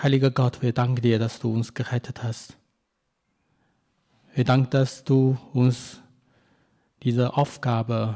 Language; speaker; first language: German; non-native, fluent; Chinese